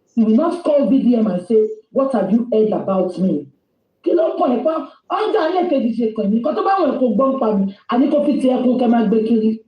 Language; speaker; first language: English; non-native, local second language; Yoruba